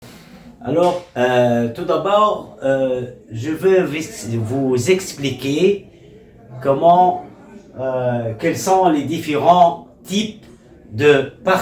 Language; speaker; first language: French; non-native, local second language; Arabic